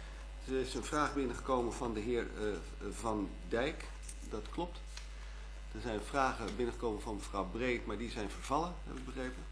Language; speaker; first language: Dutch; native; Dutch